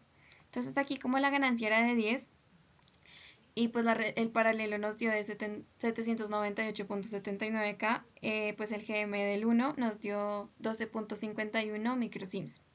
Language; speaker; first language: Spanish; native; Spanish